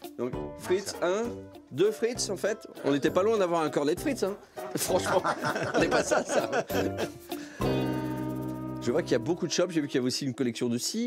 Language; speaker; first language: French; native; French